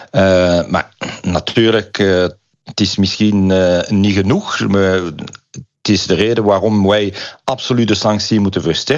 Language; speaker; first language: Dutch; non-native, local second language; French